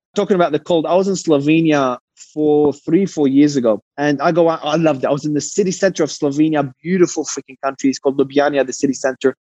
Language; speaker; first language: English; early bilingual, other home language; Arabic